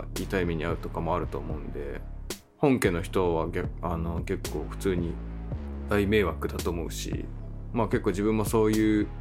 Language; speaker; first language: Japanese; native; Japanese